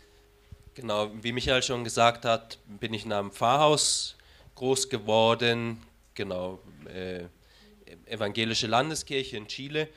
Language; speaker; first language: German; early bilingual, heritage; German